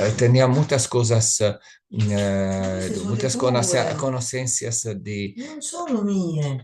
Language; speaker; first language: Spanish; non-native, learner; Italian